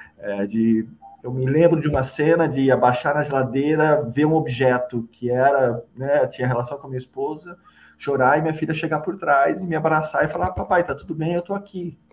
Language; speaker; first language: Portuguese; native; Portuguese